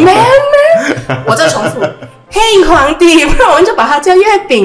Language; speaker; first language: Chinese; native; Chinese